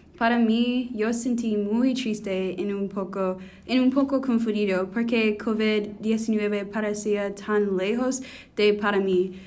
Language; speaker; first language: Spanish; non-native, learner; English